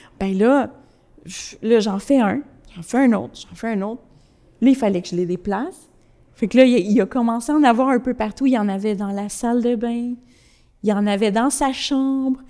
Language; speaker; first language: French; early bilingual, other home language; Spanish